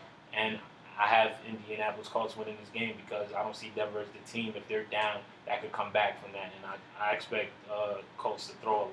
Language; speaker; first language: English; native; English